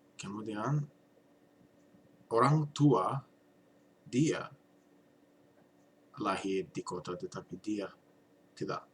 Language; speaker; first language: Indonesian; non-native, learner; English